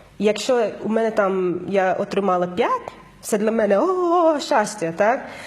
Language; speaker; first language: Ukrainian; non-native, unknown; English